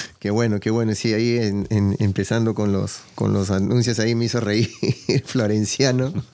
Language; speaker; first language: Spanish; native; Spanish